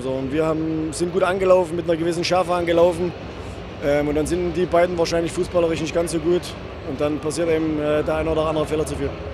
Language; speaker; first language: German; native; German